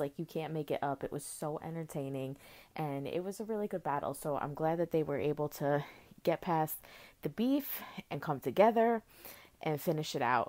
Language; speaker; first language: English; native; English